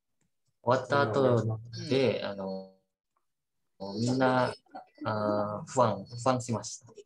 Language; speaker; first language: Japanese; non-native, learner; Indonesian